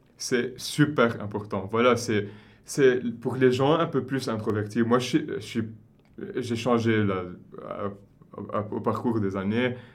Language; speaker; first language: French; non-native, local second language; Arabic